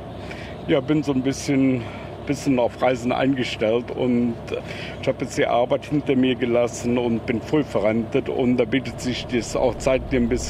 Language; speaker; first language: German; native; German